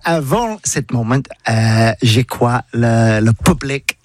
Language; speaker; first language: French; non-native, learner; English